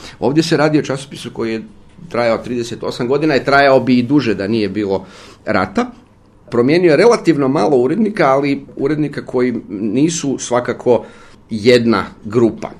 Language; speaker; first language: Croatian; native; Croatian